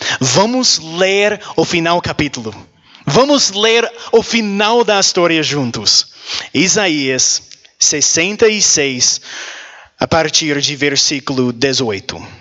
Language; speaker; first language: Portuguese; non-native, learner; English